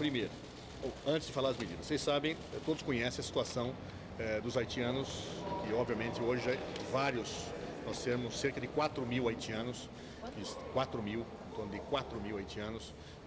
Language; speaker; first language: Portuguese; native; Portuguese